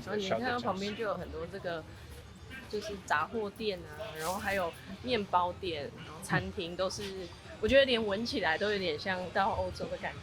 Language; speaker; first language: Chinese; non-native, fluent; Serbian